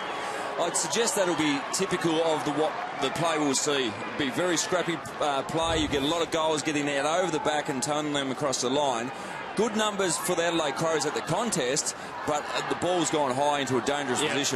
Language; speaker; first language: English; native; English